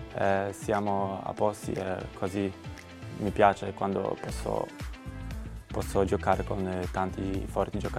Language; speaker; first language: Italian; non-native, learner; Polish